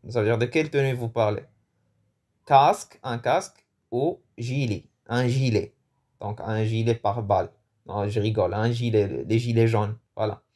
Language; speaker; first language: French; non-native, local second language; Arabic